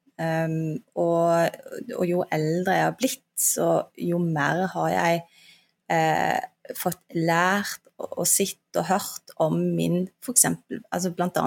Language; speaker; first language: Norwegian; early bilingual, other home language; Turkish